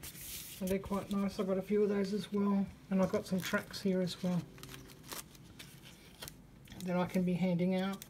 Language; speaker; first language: English; native; English